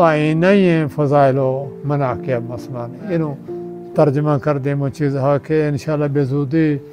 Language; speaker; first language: Persian; non-native, fluent; Urdu